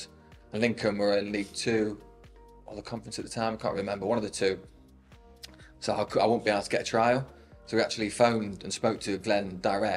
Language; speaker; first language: English; native; English